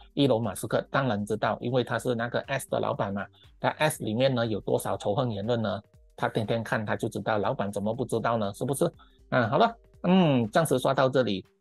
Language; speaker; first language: Chinese; native; Chinese